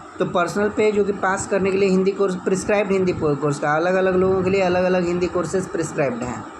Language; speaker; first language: Hindi; native; Hindi